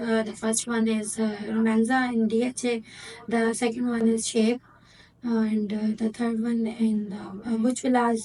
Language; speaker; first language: English; non-native, learner; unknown